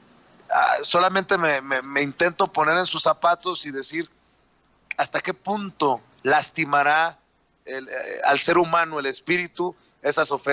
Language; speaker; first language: Spanish; native; Spanish